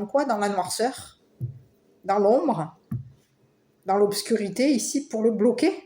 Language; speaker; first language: French; native; French